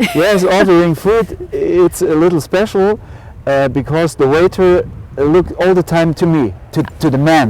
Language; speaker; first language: English; non-native, learner; German